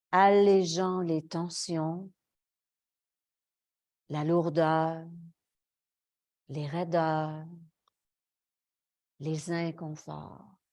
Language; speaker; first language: French; native; French